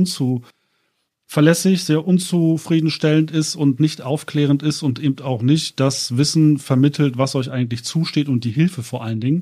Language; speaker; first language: German; native; German